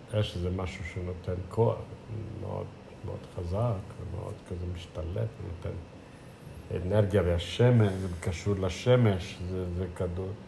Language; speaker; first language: Hebrew; non-native, fluent; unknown